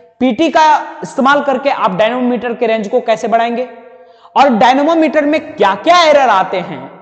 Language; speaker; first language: Hindi; native; Hindi